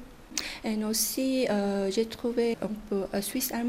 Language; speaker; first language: French; non-native, learner; Korean